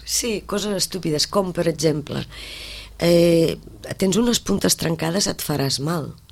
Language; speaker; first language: Catalan; native; Catalan